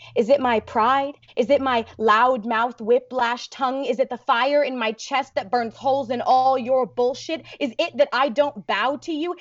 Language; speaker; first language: English; early bilingual, other home language; Arabic